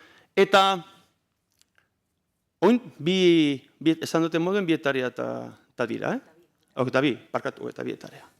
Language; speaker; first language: Basque; native; Basque